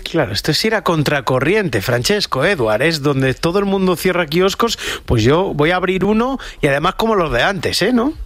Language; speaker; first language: Spanish; native; Spanish